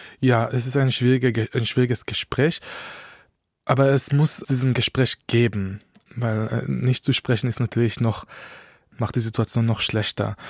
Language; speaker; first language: German; non-native, fluent; Hebrew